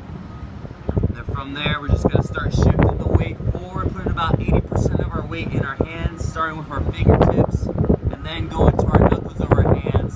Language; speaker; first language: English; native; English